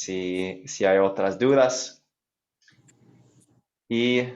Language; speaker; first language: Spanish; non-native, fluent; English